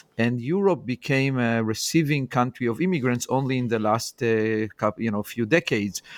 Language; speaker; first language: English; non-native, fluent; Hebrew